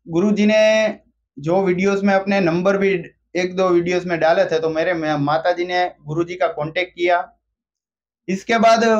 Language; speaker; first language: Hindi; non-native, local second language; Gujarati